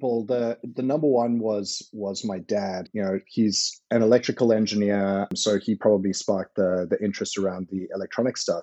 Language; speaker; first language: English; native; English